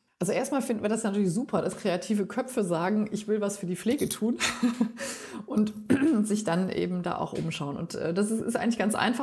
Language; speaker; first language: German; native; German